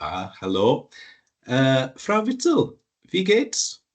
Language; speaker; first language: German; non-native, learner; English